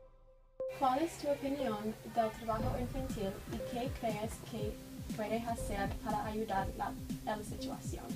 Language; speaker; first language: Spanish; non-native, learner; English